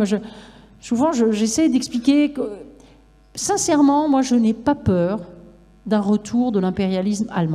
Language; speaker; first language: French; native; French